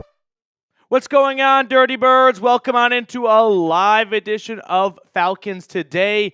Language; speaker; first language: English; native; English